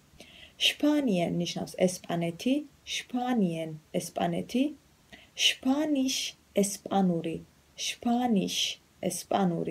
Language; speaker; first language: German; non-native, fluent; Georgian